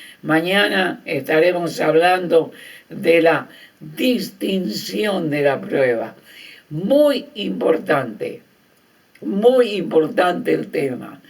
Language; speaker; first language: Spanish; native; Spanish